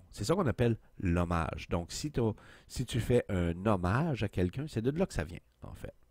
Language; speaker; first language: French; native; French